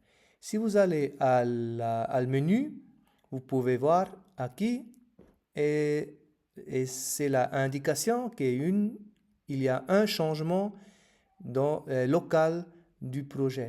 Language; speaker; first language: French; non-native, fluent; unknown